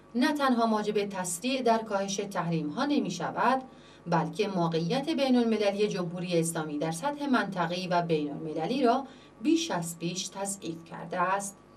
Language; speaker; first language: Persian; non-native, local second language; Central Kurdish